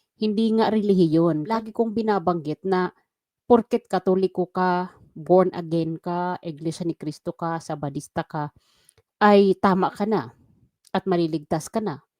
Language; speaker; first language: Filipino; non-native, local second language; Waray